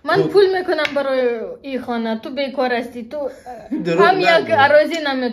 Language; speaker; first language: Persian; non-native, learner; German